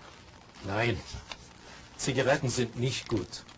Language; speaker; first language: German; non-native, fluent; English